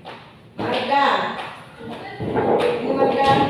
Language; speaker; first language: Indonesian; native; Indonesian